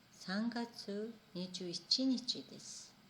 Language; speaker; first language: Japanese; non-native, fluent; Mongolian